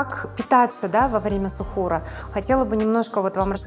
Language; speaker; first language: Russian; native; Russian